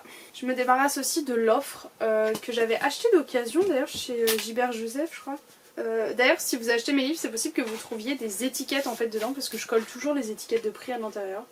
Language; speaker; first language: French; native; French